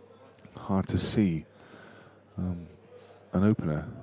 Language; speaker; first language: English; native; English